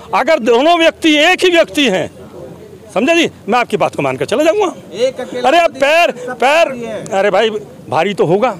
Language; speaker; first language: Hindi; native; Hindi